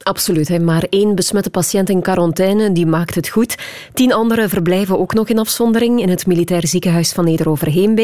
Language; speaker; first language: Dutch; native; Dutch